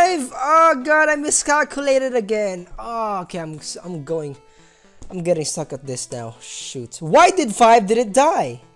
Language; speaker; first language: English; non-native, local second language; Filipino